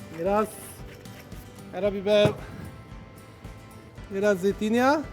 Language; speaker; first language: Turkish; non-native, learner; Italian